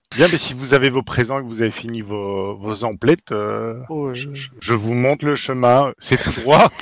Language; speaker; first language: French; native; French